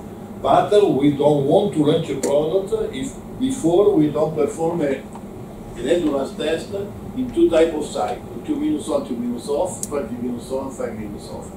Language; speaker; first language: English; non-native, learner; Italian